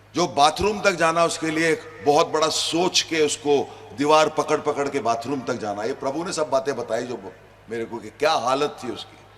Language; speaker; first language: Hindi; non-native, local second language; Punjabi